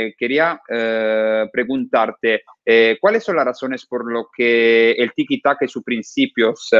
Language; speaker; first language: Spanish; non-native, learner; Italian